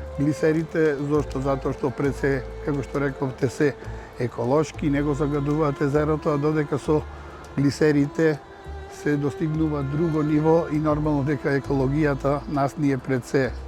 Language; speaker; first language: Macedonian; native; Macedonian